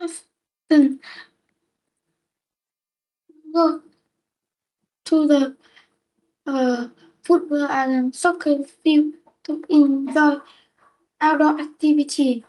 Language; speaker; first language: English; non-native, learner; Vietnamese